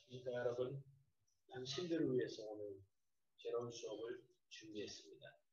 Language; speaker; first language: Korean; non-native, fluent; Nepali